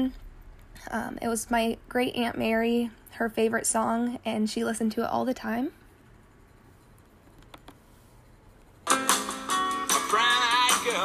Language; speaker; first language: English; native; English